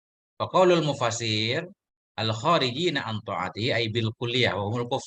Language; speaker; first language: Arabic; non-native, fluent; Indonesian